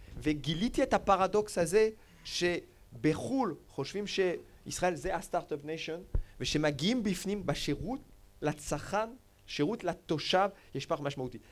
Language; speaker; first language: Hebrew; non-native, fluent; French